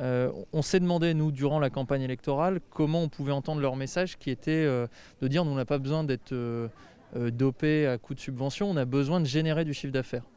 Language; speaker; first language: French; native; French